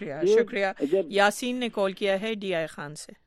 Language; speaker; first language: Urdu; native; Urdu